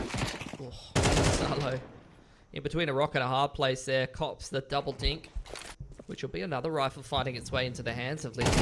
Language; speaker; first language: English; native; English